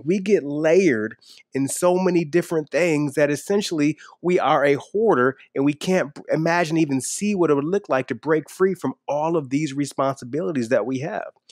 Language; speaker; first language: English; native; English